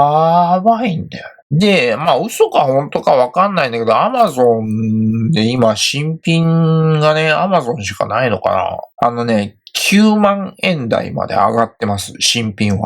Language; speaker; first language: Japanese; native; Japanese